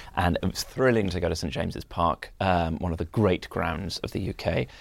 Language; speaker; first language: English; native; English